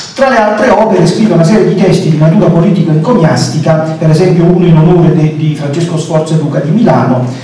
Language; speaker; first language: Italian; native; Italian